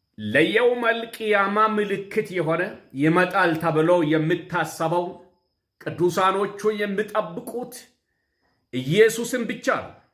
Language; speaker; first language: Amharic; non-native, local second language; Oromo